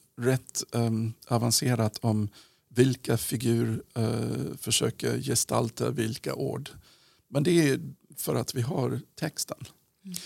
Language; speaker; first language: Swedish; non-native, fluent; English